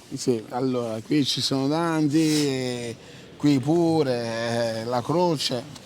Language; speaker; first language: Italian; non-native, fluent; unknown